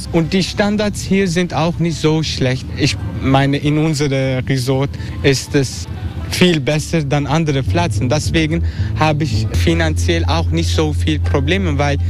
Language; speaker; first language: German; non-native, learner; Turkish